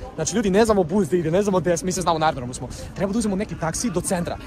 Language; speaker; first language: Croatian; native; Croatian